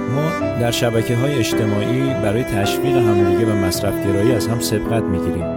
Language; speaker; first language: Persian; native; Persian